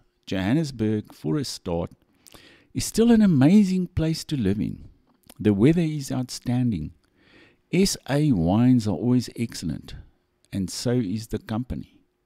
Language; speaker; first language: English; non-native, local second language; Afrikaans